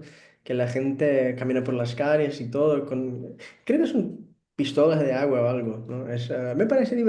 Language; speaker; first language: Spanish; non-native, fluent; Portuguese